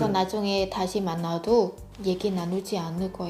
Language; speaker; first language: Korean; non-native, fluent; Vietnamese